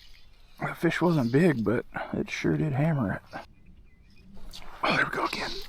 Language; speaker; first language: English; native; English